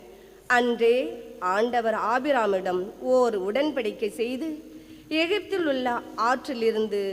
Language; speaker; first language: Tamil; native; Tamil